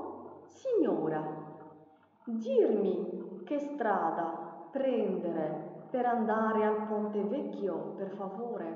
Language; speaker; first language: Italian; non-native, fluent; Arabic